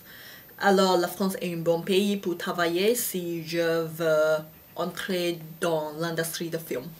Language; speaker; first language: French; non-native, fluent; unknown